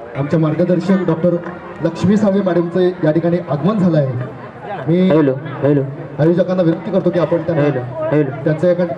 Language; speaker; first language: Marathi; native; Marathi